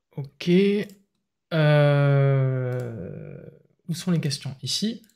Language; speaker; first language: French; native; French